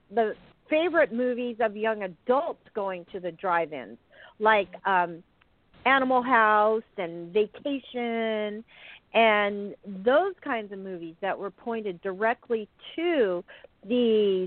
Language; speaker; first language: English; native; English